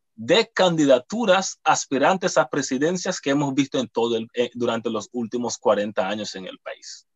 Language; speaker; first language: Spanish; native; Spanish